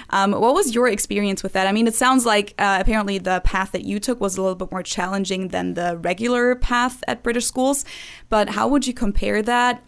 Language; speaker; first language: English; non-native, fluent; German